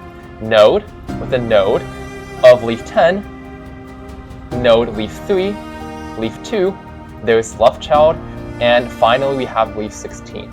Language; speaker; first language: English; native; English